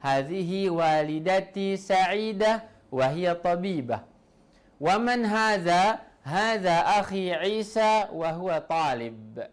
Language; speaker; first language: Arabic; non-native, fluent; Indonesian